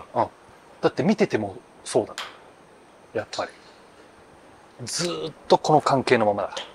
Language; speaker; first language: Japanese; native; Japanese